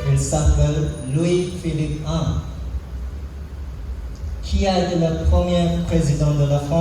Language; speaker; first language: French; non-native, learner; Sinhala